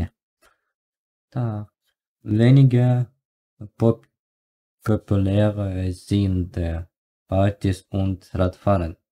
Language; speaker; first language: German; non-native, learner; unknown